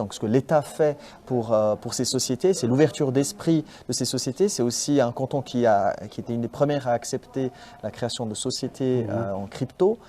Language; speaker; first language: French; native; French